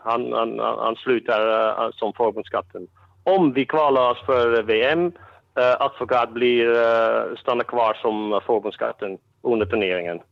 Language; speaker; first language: Swedish; non-native, fluent; Dutch